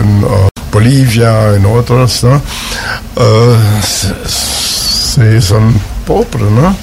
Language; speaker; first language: Spanish; non-native, learner; German